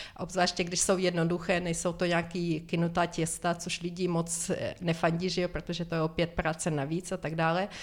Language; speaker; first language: Czech; non-native, fluent; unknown